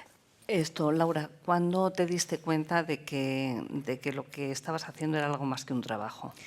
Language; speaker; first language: Spanish; native; Spanish